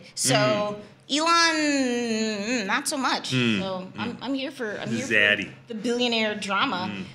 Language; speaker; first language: English; native; English